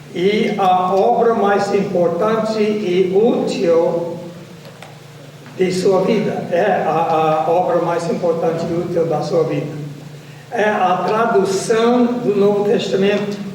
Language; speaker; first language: Portuguese; non-native, fluent; English